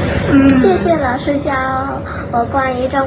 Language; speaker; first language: Chinese; non-native, learner; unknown